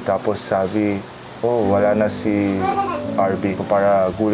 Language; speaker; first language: Filipino; non-native, learner; Arabic